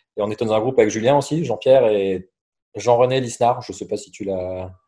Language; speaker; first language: French; native; French